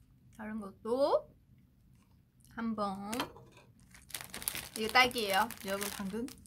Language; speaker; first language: Korean; non-native, fluent; Chinese